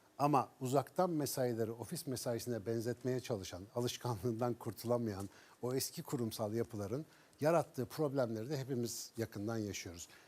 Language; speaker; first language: Turkish; native; Turkish